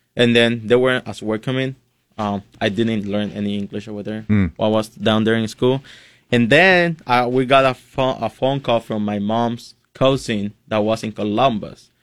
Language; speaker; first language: English; non-native, fluent; Spanish